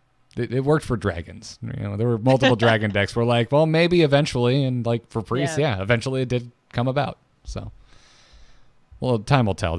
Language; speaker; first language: English; native; English